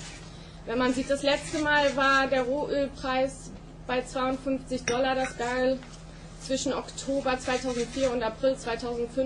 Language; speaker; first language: German; native; German